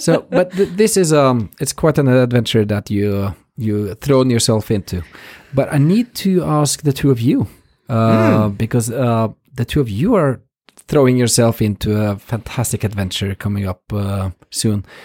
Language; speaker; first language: English; non-native, fluent; Norwegian